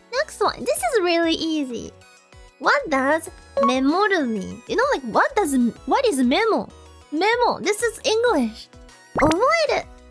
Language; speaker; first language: English; non-native, learner; Japanese